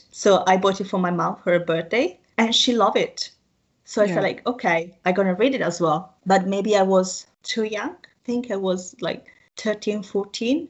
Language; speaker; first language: English; non-native, fluent; Italian